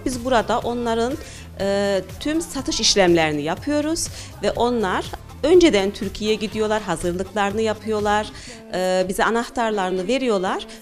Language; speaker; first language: Turkish; early bilingual, heritage; Turkish